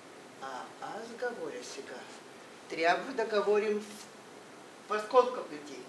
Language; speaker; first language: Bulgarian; non-native, learner; Russian